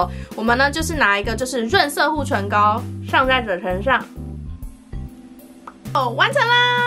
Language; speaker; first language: Chinese; native; Chinese